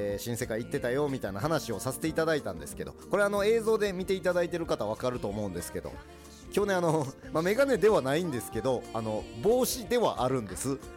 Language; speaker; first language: Japanese; early bilingual, other home language; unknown